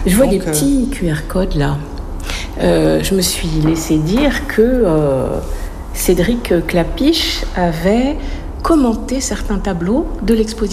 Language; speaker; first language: French; native; French